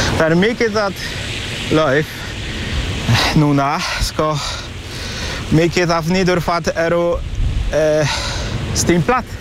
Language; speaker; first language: Icelandic; non-native, learner; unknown